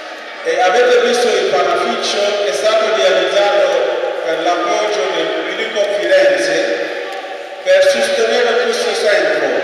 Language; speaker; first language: Italian; non-native, fluent; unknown